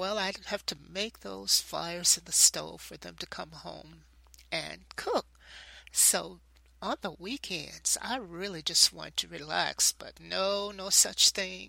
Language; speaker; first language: English; native; English